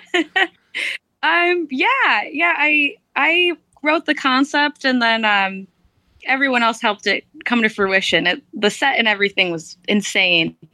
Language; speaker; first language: English; early bilingual, other home language; Romanian